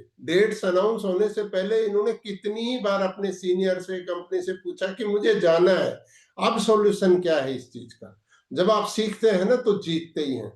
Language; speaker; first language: Hindi; native; Hindi